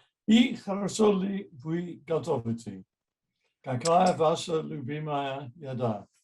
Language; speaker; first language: Russian; non-native, fluent; English